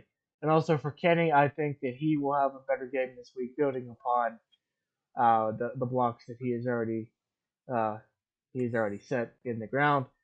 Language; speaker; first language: English; native; English